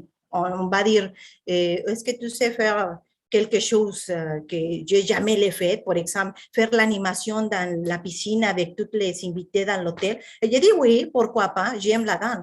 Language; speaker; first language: French; non-native, fluent; Spanish